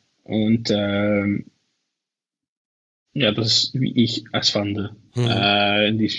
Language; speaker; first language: German; non-native, learner; Dutch